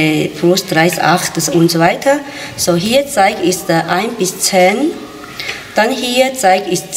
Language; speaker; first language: German; non-native, learner; Chinese